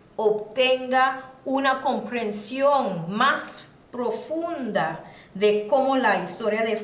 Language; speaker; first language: Spanish; non-native, learner; English